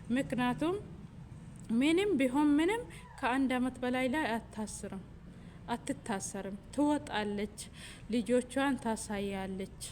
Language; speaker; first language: Amharic; non-native, local second language; Oromo